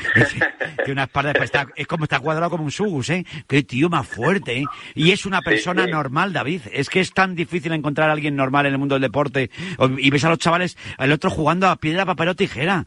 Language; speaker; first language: Spanish; native; Spanish